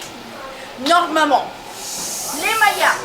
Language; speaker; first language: French; non-native, learner; Spanish